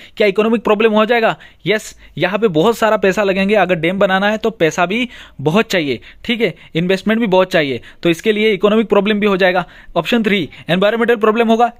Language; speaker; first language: Hindi; non-native, local second language; Bangla